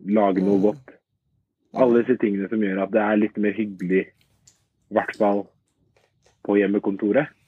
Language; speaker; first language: Norwegian; early bilingual, other home language; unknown